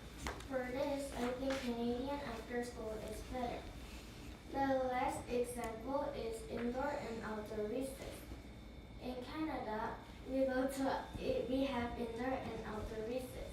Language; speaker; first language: English; non-native, learner; Korean